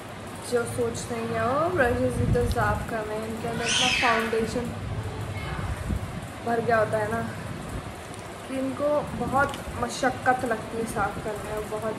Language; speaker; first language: Hindi; native; Hindi